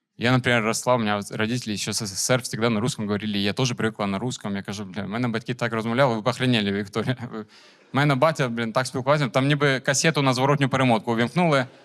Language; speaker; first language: Ukrainian; non-native, local second language; Russian